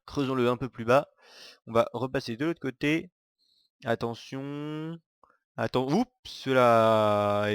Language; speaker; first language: French; native; French